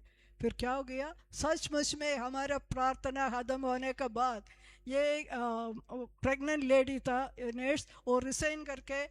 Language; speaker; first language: Hindi; non-native, local second language; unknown